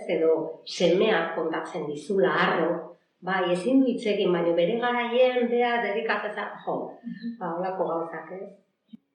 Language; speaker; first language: Basque; native; Basque